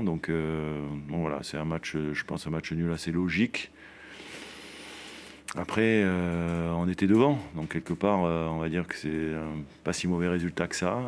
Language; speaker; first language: French; native; French